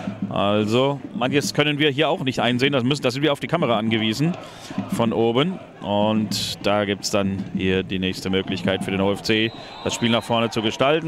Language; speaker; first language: German; native; German